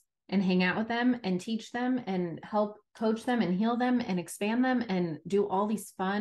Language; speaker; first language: English; native; English